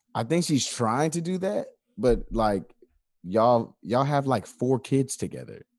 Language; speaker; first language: English; native; English